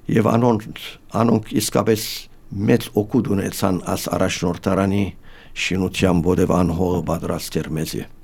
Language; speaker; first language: Armenian; native; Armenian